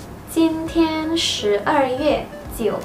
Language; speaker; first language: Chinese; non-native, fluent; Indonesian